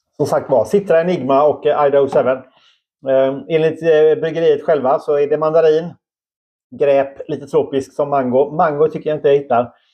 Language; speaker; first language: Swedish; native; Swedish